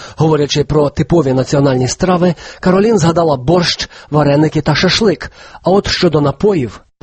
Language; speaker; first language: Ukrainian; native; Ukrainian